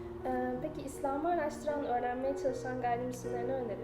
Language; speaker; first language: Turkish; native; Turkish